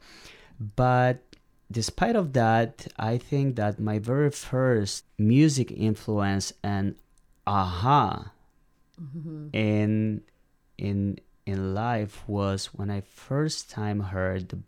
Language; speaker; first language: English; non-native, fluent; Polish